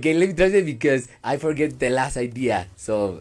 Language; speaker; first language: English; non-native, learner; Spanish